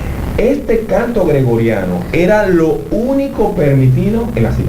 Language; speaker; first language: Spanish; native; Spanish